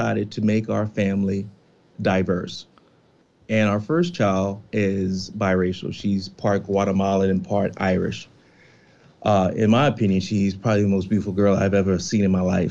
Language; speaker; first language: English; native; English